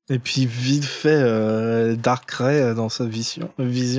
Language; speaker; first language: French; native; French